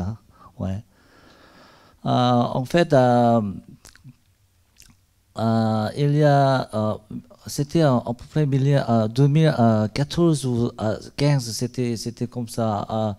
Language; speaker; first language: French; non-native, learner; Korean